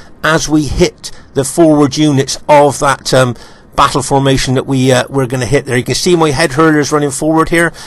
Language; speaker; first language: English; native; English